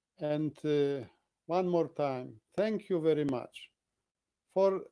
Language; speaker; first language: English; non-native, fluent; Polish